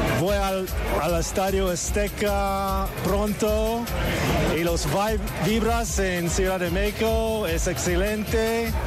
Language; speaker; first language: Spanish; non-native, learner; English